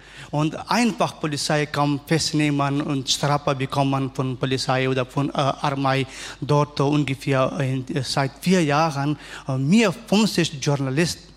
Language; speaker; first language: German; non-native, learner; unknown